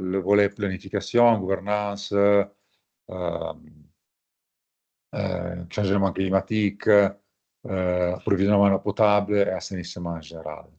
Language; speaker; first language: French; non-native, fluent; Italian